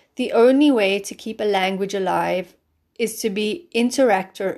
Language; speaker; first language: English; native; English